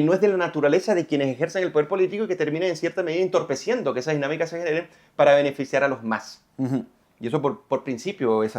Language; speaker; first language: Spanish; native; Spanish